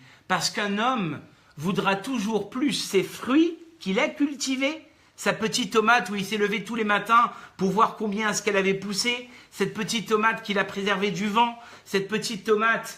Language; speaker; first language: French; native; French